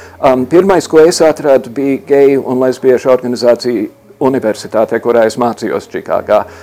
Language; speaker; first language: Latvian; early bilingual, heritage; Latvian